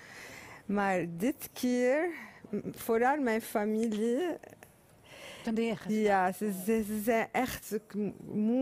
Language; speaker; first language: Dutch; non-native, fluent; Arabic